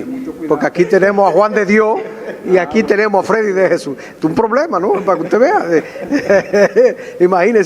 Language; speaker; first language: Spanish; native; Spanish